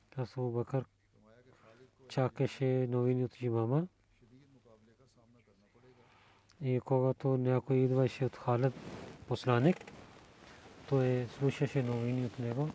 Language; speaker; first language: Bulgarian; non-native, learner; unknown